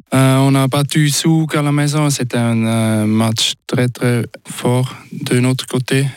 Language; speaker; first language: French; non-native, local second language; Swiss German